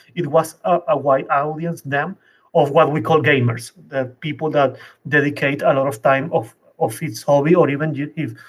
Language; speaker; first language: English; non-native, fluent; Spanish